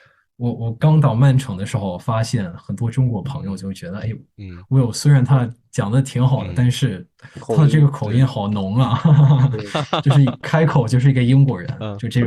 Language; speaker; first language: Chinese; non-native, fluent; English